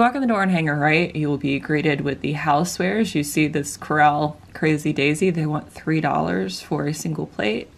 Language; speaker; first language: English; native; English